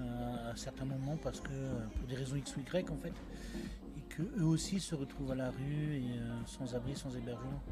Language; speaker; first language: French; native; French